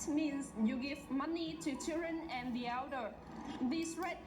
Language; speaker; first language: English; non-native, learner; Vietnamese